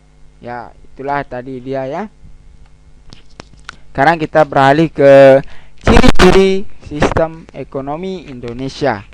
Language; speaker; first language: Indonesian; native; Indonesian